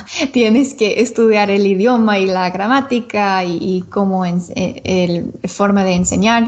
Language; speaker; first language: Spanish; non-native, learner; English